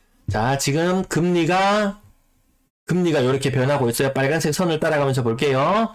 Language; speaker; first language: Korean; native; Korean